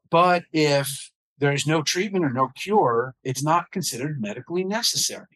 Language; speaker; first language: English; native; English